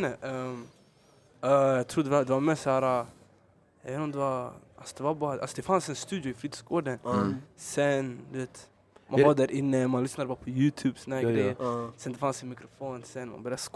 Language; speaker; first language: Swedish; early bilingual, other home language; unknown